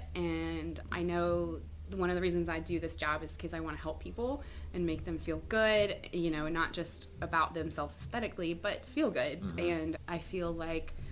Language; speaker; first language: English; native; English